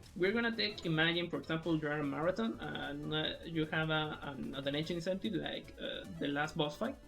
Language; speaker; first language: English; non-native, fluent; Spanish